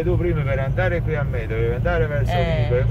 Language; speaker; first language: Italian; native; Italian